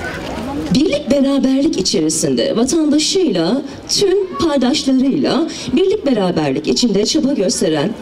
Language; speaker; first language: Turkish; native; Turkish